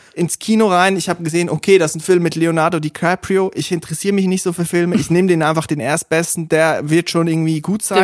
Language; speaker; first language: German; non-native, local second language; Swiss German